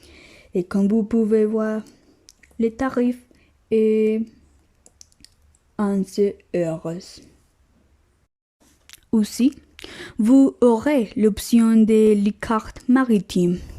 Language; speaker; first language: French; non-native, learner; Spanish